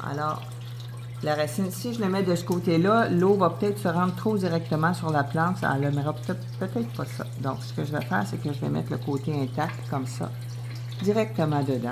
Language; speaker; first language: French; native; French